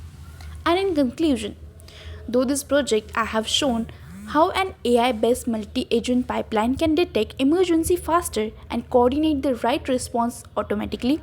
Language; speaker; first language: English; non-native, learner; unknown